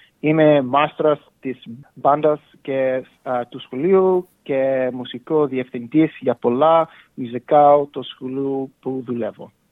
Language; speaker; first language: Greek; early bilingual, heritage; Greek